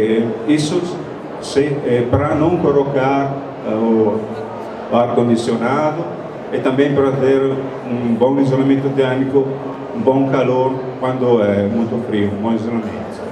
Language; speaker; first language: Portuguese; non-native, fluent; Italian